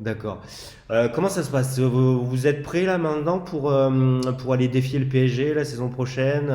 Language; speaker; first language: French; native; French